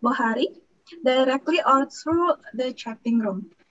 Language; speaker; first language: English; non-native, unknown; Sundanese